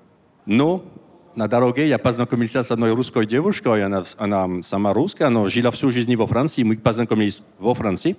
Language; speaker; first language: Russian; non-native, learner; French